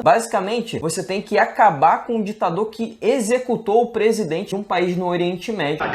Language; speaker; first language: Portuguese; native; Portuguese